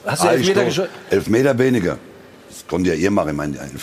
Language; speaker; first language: German; native; German